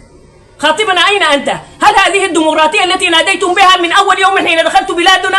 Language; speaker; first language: Arabic; native; Arabic